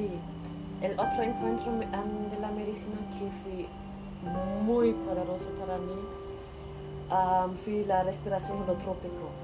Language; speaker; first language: Spanish; non-native, learner; German